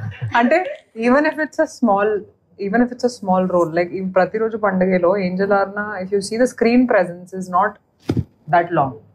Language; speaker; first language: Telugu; non-native, fluent; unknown